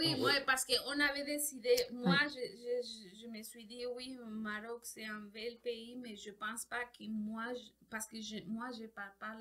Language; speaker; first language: French; non-native, learner; Spanish